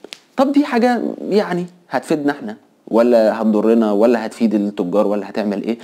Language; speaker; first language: Arabic; native; Arabic